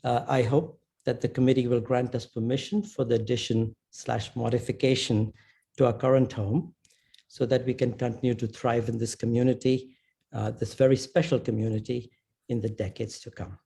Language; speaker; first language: English; non-native, local second language; Hindi